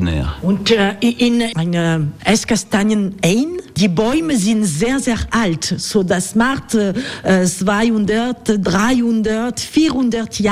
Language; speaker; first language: German; non-native, learner; French